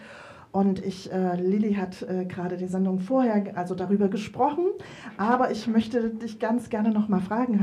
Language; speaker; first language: German; native; German